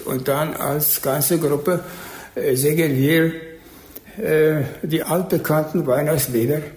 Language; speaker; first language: German; early bilingual, heritage; German